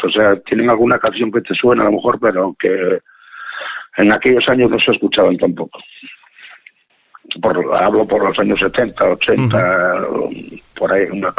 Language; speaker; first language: Spanish; native; Spanish